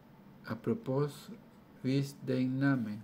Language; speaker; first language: German; non-native, learner; Spanish